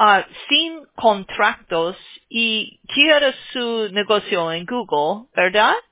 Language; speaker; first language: Spanish; non-native, learner; English